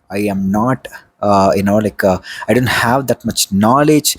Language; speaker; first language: English; non-native, local second language; Tamil